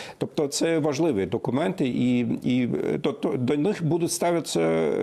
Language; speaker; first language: Ukrainian; non-native, fluent; German